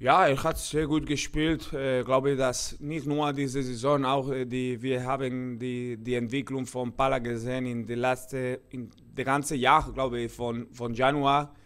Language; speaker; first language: German; non-native, learner; Spanish